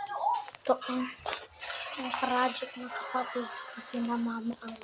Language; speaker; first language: Filipino; native; Filipino